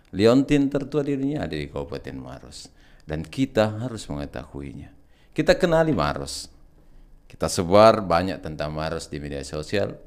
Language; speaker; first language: Indonesian; native; Indonesian